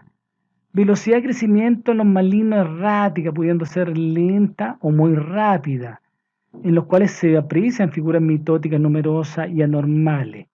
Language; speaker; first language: Spanish; native; Spanish